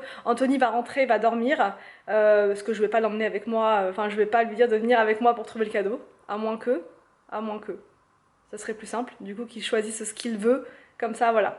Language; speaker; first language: French; native; French